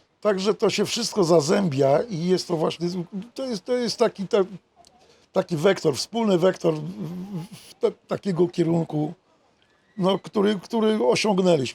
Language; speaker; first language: Polish; native; Polish